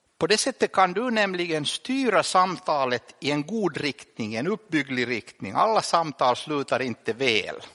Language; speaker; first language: Swedish; native; Swedish